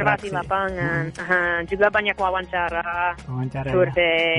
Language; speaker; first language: Indonesian; non-native, fluent; English